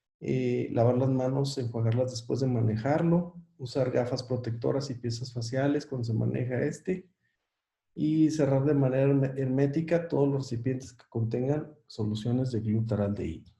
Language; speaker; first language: Spanish; native; Spanish